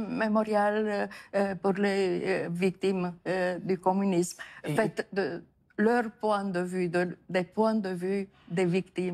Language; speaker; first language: French; non-native, fluent; Romanian